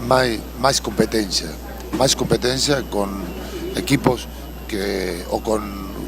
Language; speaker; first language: Portuguese; non-native, learner; Spanish